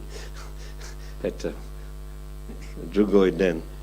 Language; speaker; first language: Russian; non-native, fluent; English